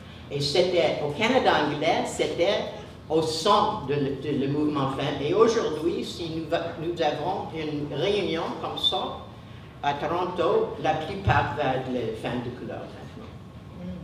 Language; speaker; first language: French; non-native, learner; English